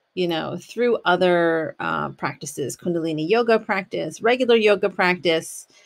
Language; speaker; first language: English; native; English